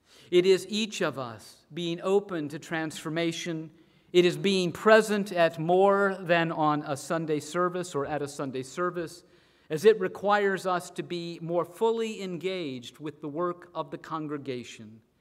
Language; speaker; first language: English; native; English